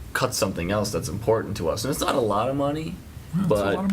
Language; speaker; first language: English; native; English